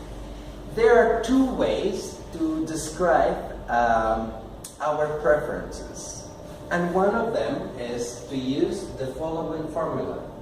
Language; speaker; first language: English; non-native, fluent; Spanish